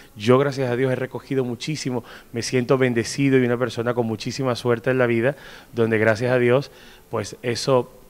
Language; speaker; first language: Spanish; native; Spanish